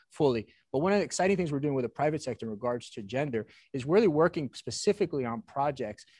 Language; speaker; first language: English; native; English